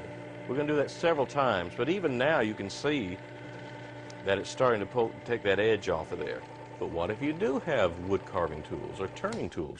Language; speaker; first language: English; native; English